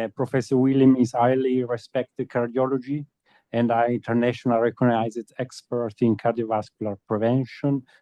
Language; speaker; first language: English; non-native, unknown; Italian